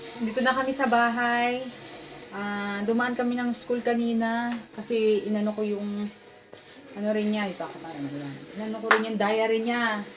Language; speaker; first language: Filipino; native; Filipino